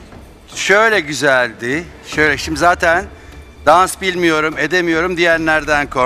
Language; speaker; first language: Turkish; native; Turkish